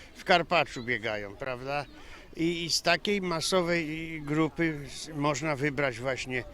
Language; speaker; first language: Polish; native; Polish